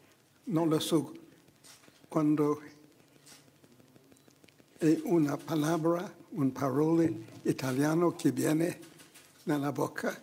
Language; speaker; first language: Spanish; non-native, learner; English